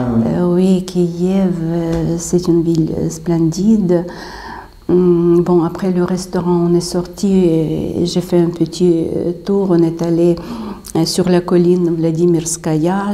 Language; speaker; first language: French; non-native, fluent; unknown